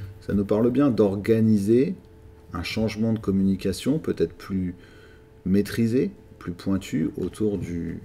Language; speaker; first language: French; native; French